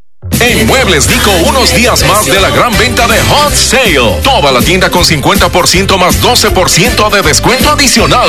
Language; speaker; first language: Spanish; native; Spanish